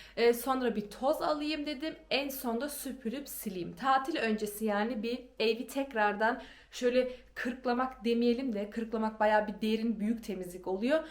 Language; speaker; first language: Turkish; early bilingual, heritage; Turkish